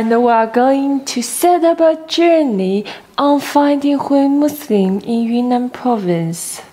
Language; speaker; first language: English; non-native, fluent; Chinese